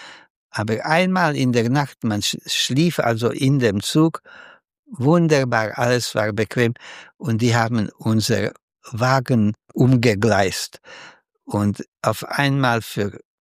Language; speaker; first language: German; non-native, fluent; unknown